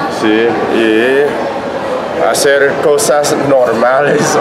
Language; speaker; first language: Spanish; non-native, learner; English